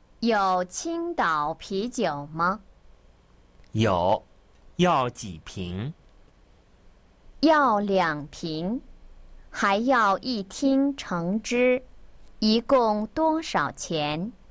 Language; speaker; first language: Chinese; non-native, fluent; Korean